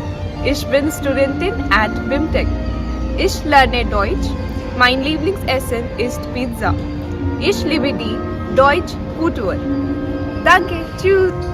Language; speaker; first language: German; non-native, learner; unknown